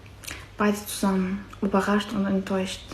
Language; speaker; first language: German; non-native, fluent; Arabic